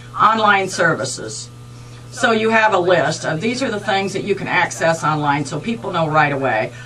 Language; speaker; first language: English; native; English